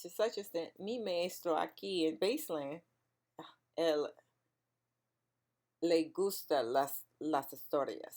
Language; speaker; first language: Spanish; non-native, learner; English